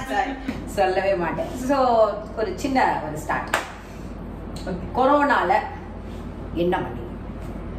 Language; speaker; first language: Tamil; native; Tamil